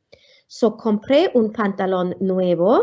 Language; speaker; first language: Spanish; non-native, fluent; Welsh